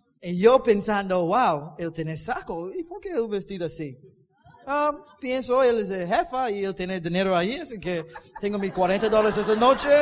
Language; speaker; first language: Spanish; non-native, learner; English